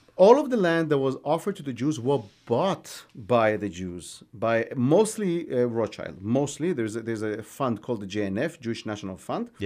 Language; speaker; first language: English; non-native, fluent; Hebrew